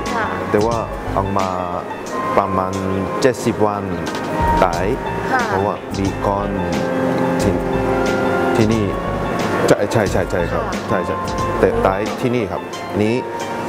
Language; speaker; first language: Thai; non-native, learner; Korean